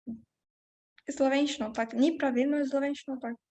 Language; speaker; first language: Slovenian; non-native, learner; Portuguese